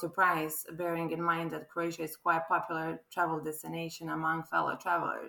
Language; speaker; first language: English; non-native, fluent; Croatian